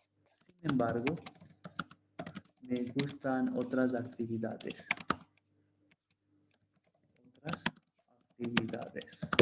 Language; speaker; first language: Spanish; non-native, fluent; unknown